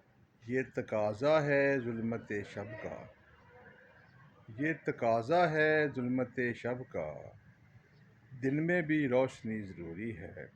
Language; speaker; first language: Urdu; native; Urdu